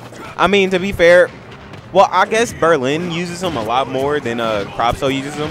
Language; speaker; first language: English; native; English